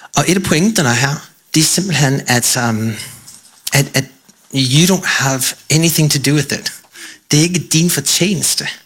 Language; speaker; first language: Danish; non-native, fluent; English